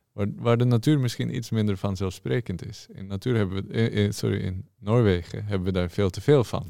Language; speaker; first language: Dutch; non-native, fluent; Norwegian